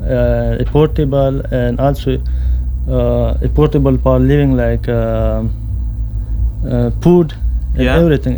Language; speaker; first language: English; non-native, local second language; Pashto